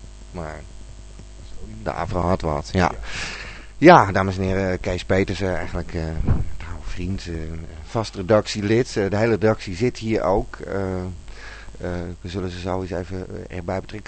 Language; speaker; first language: Dutch; native; Dutch